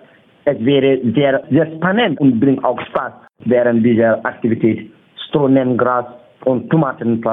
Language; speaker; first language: German; non-native, fluent; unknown